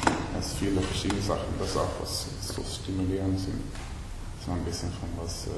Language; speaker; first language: German; non-native, learner; Swedish